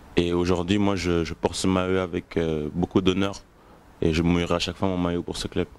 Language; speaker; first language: French; native; French